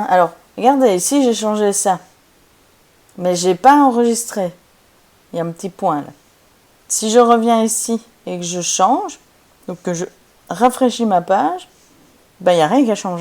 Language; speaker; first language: French; native; French